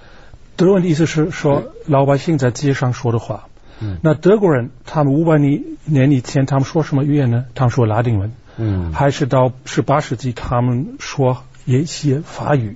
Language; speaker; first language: Chinese; non-native, fluent; German